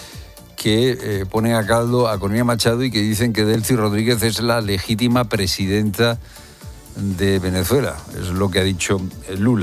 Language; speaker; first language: Spanish; native; Spanish